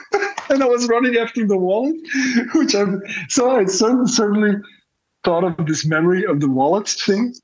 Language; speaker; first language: English; non-native, fluent; Dutch